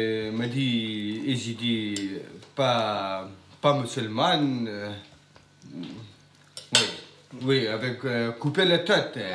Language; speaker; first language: French; non-native, learner; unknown